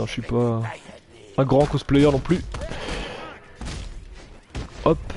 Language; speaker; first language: French; native; French